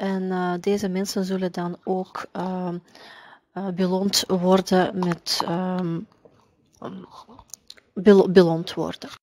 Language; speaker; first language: Dutch; non-native, fluent; Russian